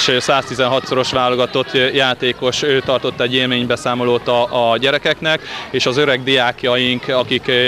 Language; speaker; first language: Hungarian; native; Hungarian